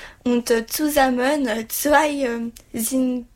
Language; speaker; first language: German; non-native, learner; French